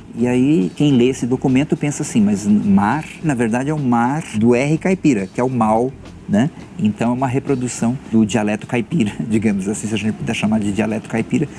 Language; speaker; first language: Portuguese; native; Portuguese